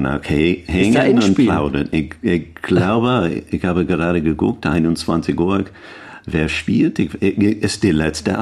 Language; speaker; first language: German; non-native, learner; English